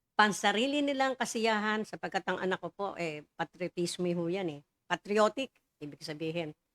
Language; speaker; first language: Filipino; native; Filipino